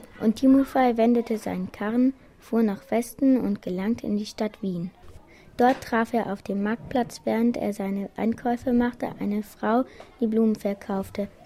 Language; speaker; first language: German; native; German